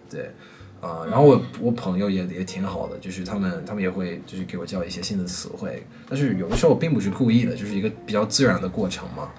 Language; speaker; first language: Chinese; non-native, fluent; English